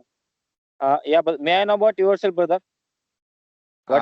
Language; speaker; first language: English; non-native, learner; Marathi